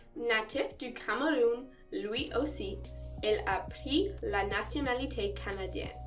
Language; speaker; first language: French; non-native, local second language; English